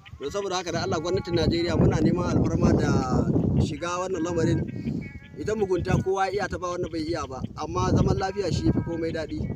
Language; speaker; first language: Hausa; non-native, local second language; Fula